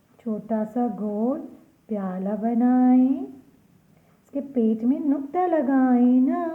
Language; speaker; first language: Hindi; native; Hindi